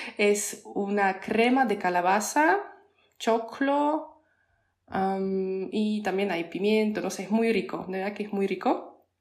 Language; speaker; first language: Spanish; non-native, fluent; Polish